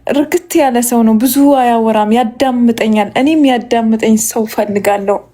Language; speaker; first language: Amharic; native; Amharic